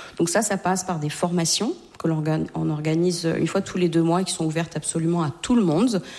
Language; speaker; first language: French; native; French